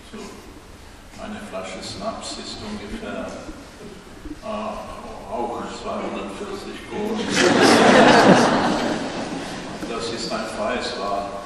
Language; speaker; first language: German; non-native, learner; Swedish